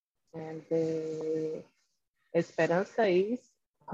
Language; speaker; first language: English; non-native, learner; Portuguese